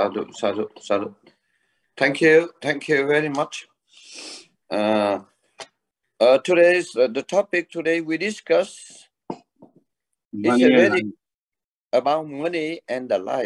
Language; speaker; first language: English; non-native, learner; Vietnamese